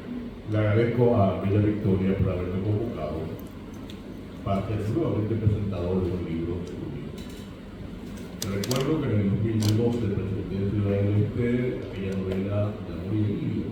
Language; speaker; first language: Spanish; native; Spanish